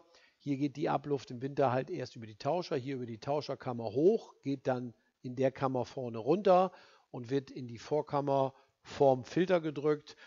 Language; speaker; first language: German; native; German